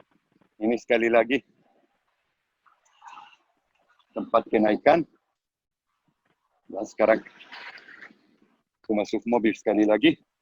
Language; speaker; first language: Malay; non-native, learner; Hebrew